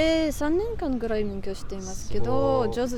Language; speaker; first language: Japanese; non-native, learner; Russian